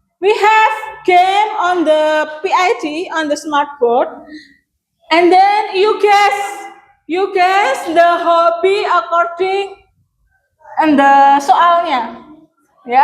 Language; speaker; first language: English; non-native, learner; Indonesian